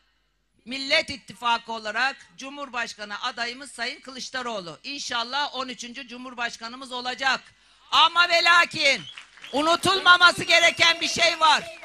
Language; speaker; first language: Turkish; native; Turkish